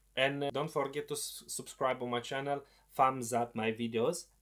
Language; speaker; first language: English; non-native, fluent; Romanian